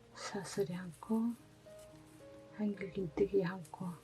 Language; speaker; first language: Korean; native; Korean